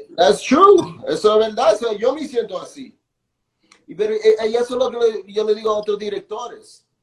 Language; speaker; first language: Spanish; early bilingual, heritage; Spanish